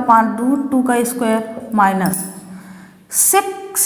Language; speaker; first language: Hindi; native; Hindi